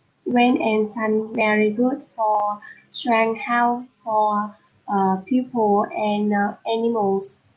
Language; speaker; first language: English; non-native, learner; Vietnamese